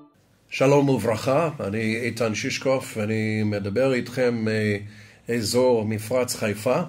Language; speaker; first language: Hebrew; non-native, fluent; English